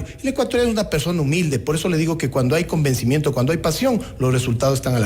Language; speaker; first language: Spanish; native; Spanish